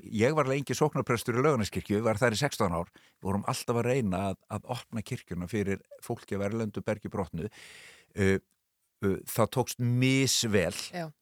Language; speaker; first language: Icelandic; native; Icelandic